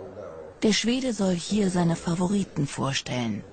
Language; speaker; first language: German; native; German